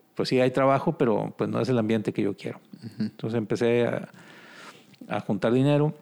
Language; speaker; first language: Spanish; native; Spanish